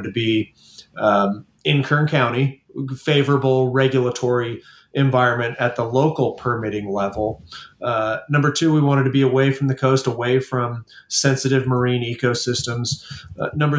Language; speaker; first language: English; native; English